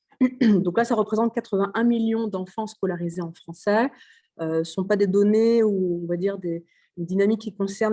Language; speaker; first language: French; native; French